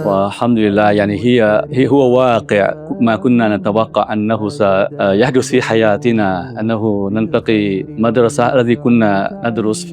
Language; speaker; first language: Arabic; non-native, fluent; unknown